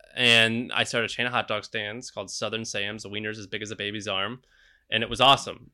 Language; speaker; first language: English; native; English